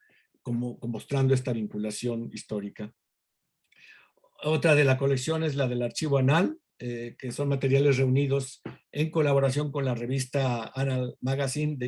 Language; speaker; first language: Spanish; native; Spanish